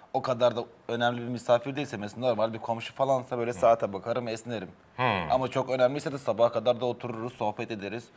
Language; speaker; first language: Turkish; native; Turkish